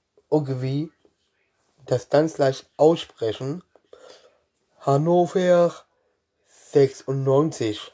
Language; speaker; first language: German; non-native, learner; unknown